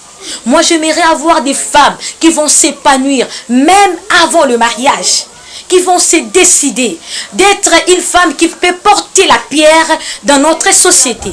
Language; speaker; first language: French; non-native, local second language; Lingala